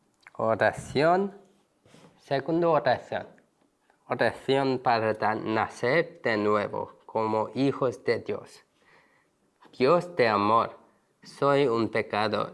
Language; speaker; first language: Spanish; non-native, learner; Korean